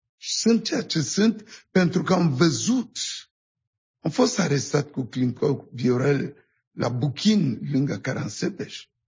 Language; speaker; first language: Romanian; non-native, fluent; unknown